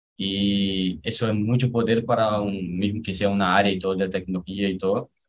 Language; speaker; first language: Spanish; non-native, fluent; Portuguese